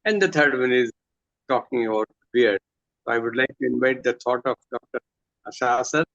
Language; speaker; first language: English; non-native, local second language; Hindi